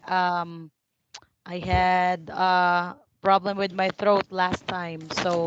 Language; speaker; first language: English; non-native, fluent; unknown